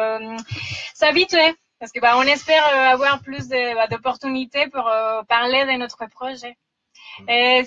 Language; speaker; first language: French; non-native, fluent; Spanish